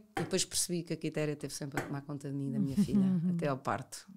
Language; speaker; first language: Portuguese; native; Portuguese